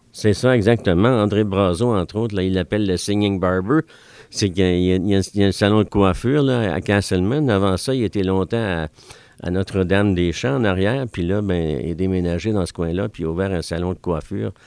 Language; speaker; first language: French; native; French